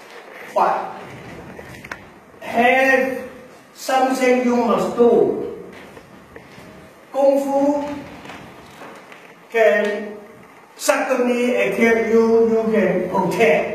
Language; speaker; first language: English; non-native, learner; Chinese